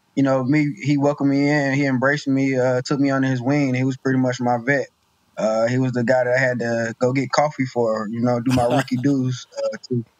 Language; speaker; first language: English; native; English